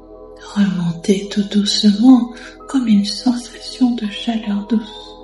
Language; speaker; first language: French; native; French